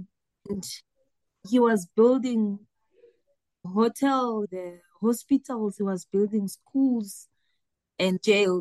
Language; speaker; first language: English; non-native, local second language; South Ndebele